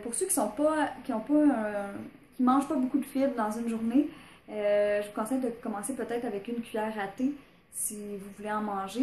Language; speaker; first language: French; native; French